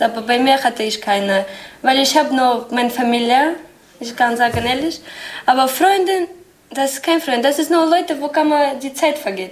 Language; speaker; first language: German; non-native, learner; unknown